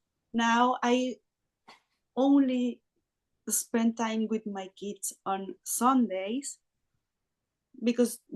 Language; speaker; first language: English; non-native, learner; Spanish